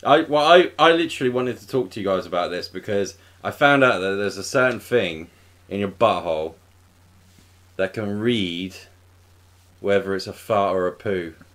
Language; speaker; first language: English; native; English